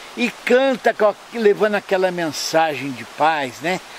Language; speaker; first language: Portuguese; native; Portuguese